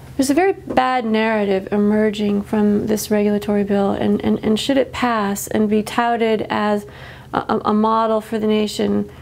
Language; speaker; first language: English; native; English